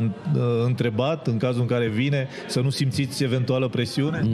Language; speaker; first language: Romanian; native; Romanian